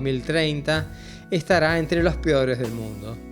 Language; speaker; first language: Spanish; native; Spanish